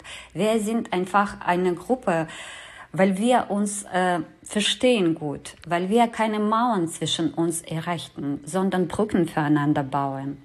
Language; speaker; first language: German; non-native, learner; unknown